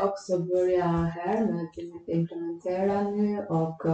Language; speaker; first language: Swedish; non-native, fluent; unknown